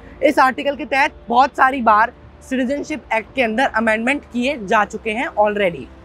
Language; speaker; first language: Hindi; native; Hindi